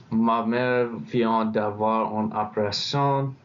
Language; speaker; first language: French; non-native, learner; English